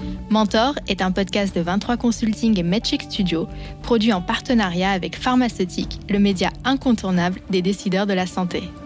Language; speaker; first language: French; native; French